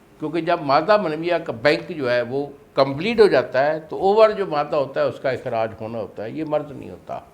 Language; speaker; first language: Urdu; non-native, local second language; Punjabi